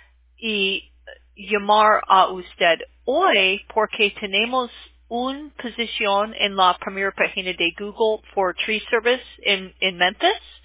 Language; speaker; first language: Spanish; non-native, learner; English